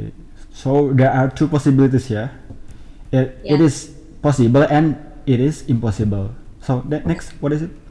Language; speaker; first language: English; non-native, fluent; Indonesian